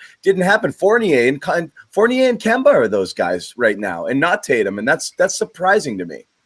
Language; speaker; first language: English; native; English